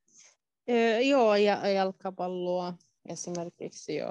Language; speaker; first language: Finnish; non-native, learner; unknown